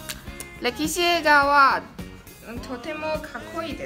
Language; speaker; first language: Japanese; non-native, learner; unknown